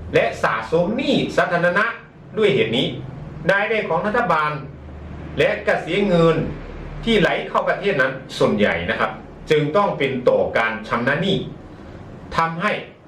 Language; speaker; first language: Thai; non-native, fluent; Chinese